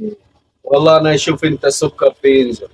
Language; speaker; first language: Arabic; non-native, learner; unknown